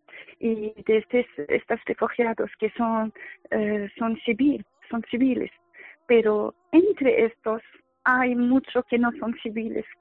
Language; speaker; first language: Spanish; non-native, fluent; Arabic